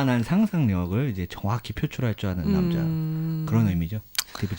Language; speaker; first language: Korean; native; Korean